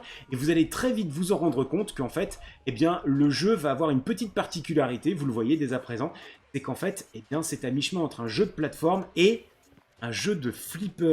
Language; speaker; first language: French; native; French